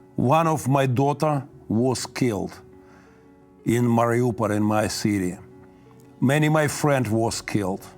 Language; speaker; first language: English; non-native, learner; Ukrainian